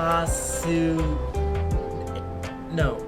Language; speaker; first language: Japanese; non-native, learner; English